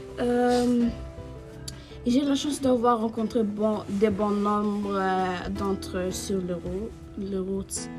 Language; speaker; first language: French; non-native, learner; Norwegian